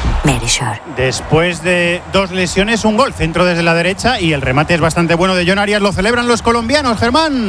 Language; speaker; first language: Spanish; native; Spanish